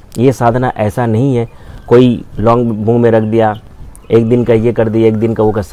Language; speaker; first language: Hindi; non-native, local second language; Bangla